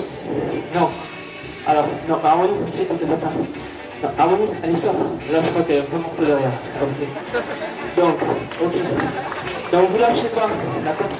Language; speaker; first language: French; native; French